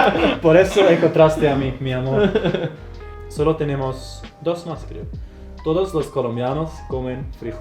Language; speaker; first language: Spanish; non-native, fluent; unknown